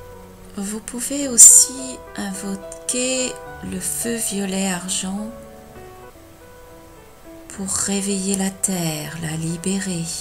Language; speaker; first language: French; native; French